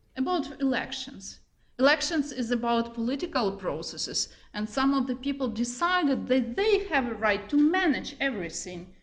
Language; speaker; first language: English; non-native, fluent; Ukrainian